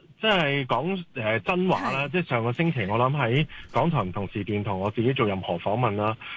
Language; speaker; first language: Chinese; non-native, local second language; Cantonese